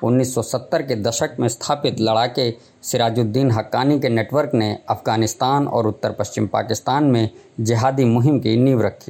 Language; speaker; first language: Hindi; native; Hindi